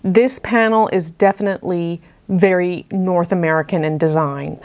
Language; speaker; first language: English; native; English